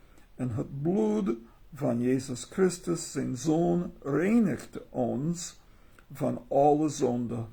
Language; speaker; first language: Dutch; non-native, learner; English